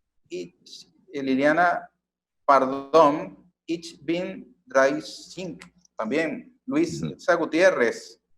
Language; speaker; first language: Spanish; native; Spanish